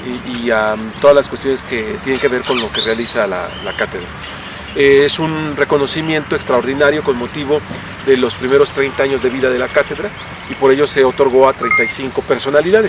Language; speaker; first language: Spanish; native; Spanish